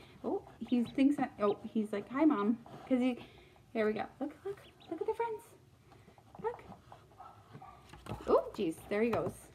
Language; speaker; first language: English; native; English